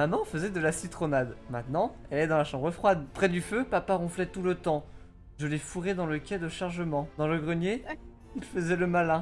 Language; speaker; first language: French; native; French